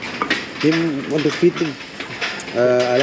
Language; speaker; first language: English; non-native, learner; Thai